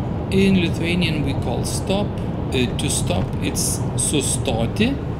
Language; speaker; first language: English; non-native, fluent; Lithuanian